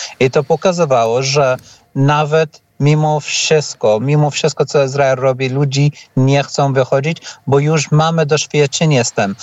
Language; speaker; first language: Polish; non-native, learner; Arabic